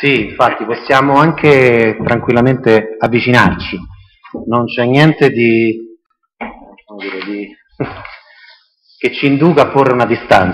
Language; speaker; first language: Italian; native; Italian